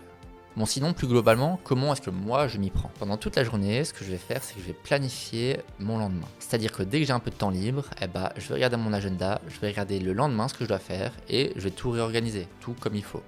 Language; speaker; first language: French; native; French